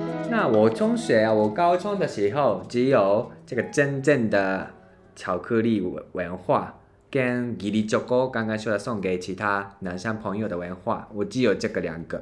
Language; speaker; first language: Chinese; non-native, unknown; Japanese